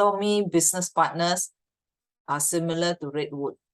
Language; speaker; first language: English; non-native, fluent; Malay